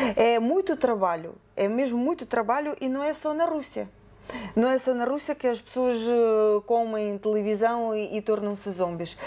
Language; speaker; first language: Portuguese; non-native, fluent; Ukrainian